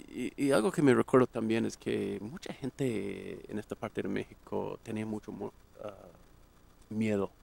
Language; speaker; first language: Spanish; non-native, fluent; English